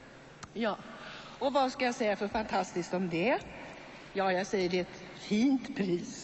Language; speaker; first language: Swedish; native; Swedish